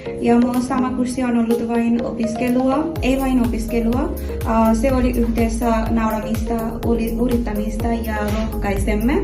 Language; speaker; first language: Finnish; non-native, learner; Bangla